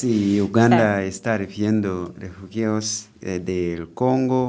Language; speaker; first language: Spanish; non-native, learner; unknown